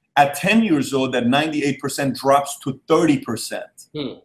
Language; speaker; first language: English; early bilingual, other home language; Persian